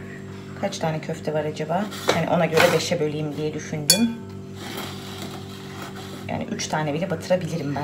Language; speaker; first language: Turkish; native; Turkish